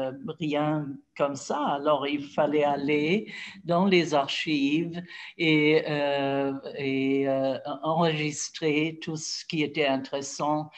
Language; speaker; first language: French; non-native, fluent; German